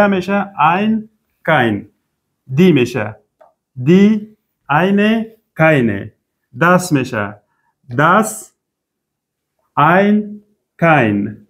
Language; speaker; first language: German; non-native, fluent; Persian